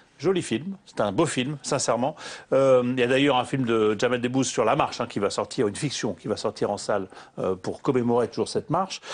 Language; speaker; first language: French; native; French